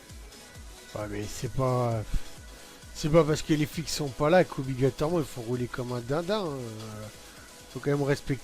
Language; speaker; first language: French; native; French